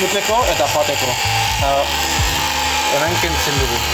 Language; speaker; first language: Basque; non-native, local second language; Spanish